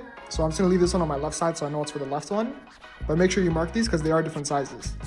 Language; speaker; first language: English; native; English